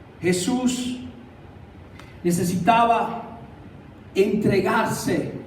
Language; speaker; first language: Spanish; native; Spanish